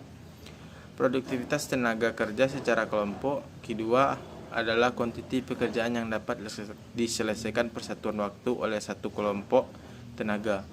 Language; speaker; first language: Indonesian; native; Indonesian